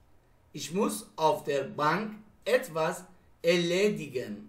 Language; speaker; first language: German; non-native, fluent; Persian